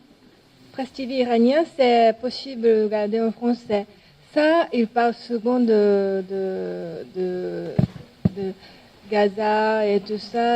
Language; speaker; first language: French; non-native, learner; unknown